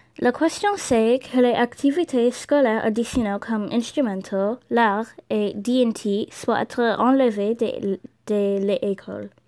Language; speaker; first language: French; non-native, learner; English